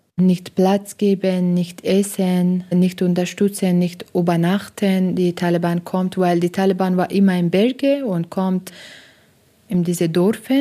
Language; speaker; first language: German; non-native, learner; Persian